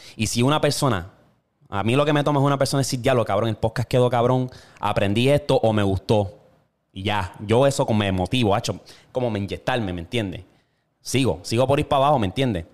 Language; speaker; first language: Spanish; native; Spanish